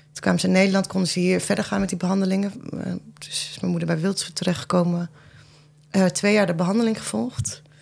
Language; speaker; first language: Dutch; early bilingual, other home language; Persian